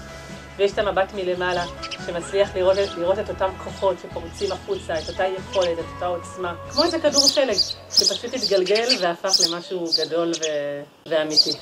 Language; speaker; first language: Hebrew; native; Hebrew